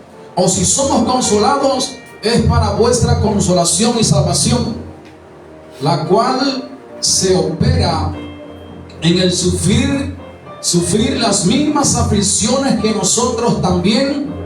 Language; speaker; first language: Spanish; native; Spanish